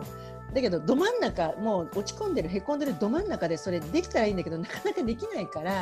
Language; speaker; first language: Japanese; native; Japanese